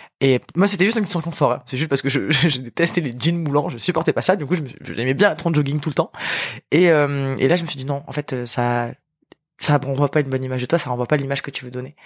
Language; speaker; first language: French; early bilingual, other home language; Arabic